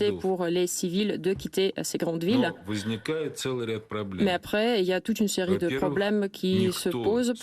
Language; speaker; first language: French; non-native, fluent; Russian